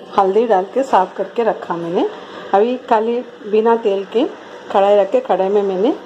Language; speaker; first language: Hindi; non-native, local second language; Telugu